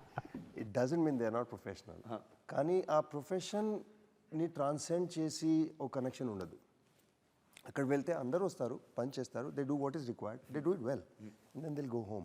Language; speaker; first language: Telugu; early bilingual, heritage; Telugu